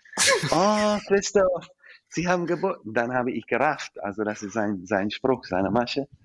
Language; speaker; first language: German; non-native, fluent; English